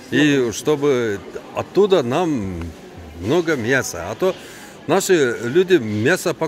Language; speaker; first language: Russian; non-native, local second language; Kyrgyz